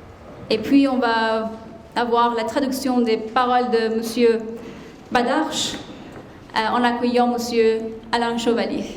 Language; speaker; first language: French; non-native, fluent; Persian